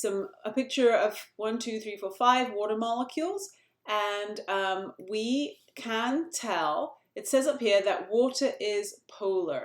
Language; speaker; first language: English; native; English